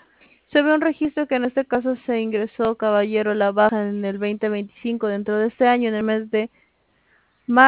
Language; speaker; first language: Spanish; native; Spanish